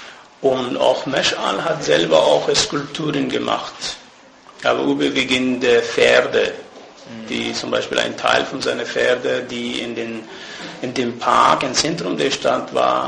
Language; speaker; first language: German; non-native, fluent; Persian